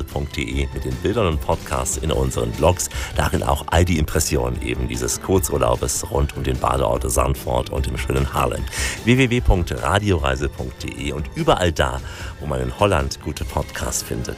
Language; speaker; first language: German; native; German